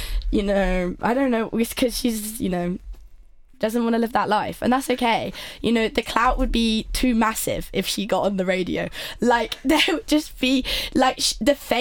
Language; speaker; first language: English; native; English